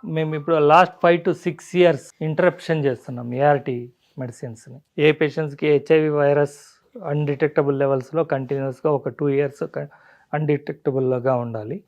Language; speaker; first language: Telugu; native; Telugu